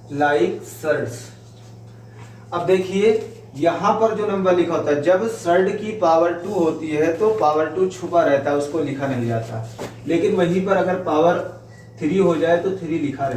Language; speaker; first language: Hindi; native; Hindi